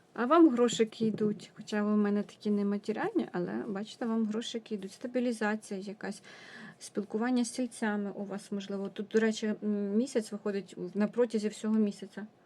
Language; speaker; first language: Ukrainian; non-native, local second language; Russian